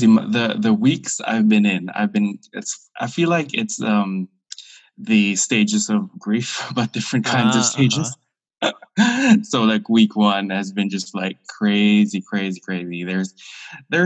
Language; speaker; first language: English; non-native, local second language; Filipino